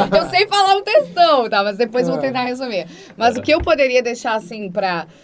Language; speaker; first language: Portuguese; native; Portuguese